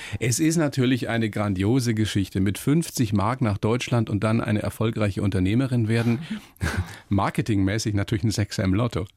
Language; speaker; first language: German; native; German